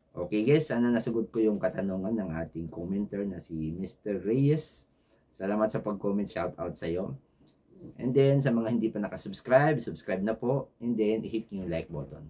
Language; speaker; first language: Filipino; native; Filipino